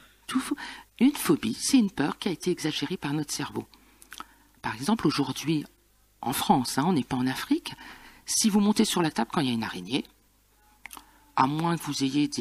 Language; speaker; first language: French; native; French